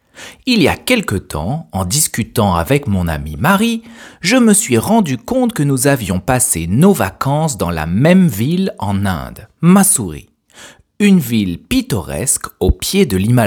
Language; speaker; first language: French; native; French